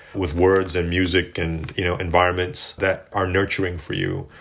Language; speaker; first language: English; native; English